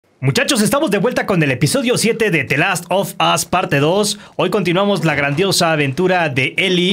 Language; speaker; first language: Spanish; native; Spanish